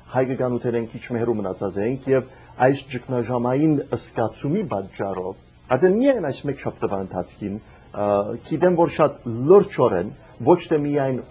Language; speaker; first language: Armenian; early bilingual, heritage; Armenian